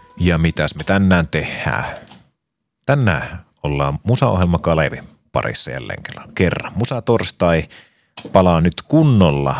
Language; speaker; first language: Finnish; native; Finnish